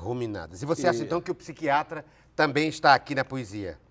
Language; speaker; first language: Portuguese; native; Portuguese